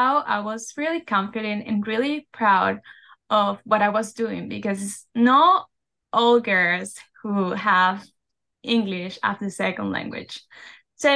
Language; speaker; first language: English; non-native, fluent; Spanish